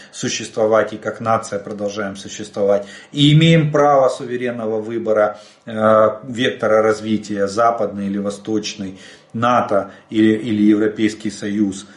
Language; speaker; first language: Russian; native; Russian